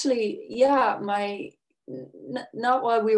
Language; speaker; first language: English; native; English